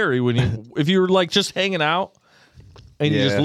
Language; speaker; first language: English; native; English